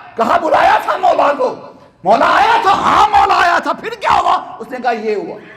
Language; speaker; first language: Urdu; non-native, local second language; Punjabi